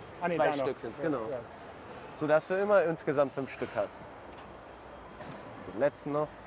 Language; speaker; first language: German; native; German